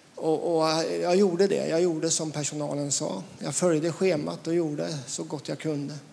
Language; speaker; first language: Swedish; native; Swedish